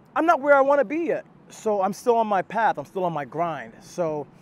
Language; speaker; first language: English; native; English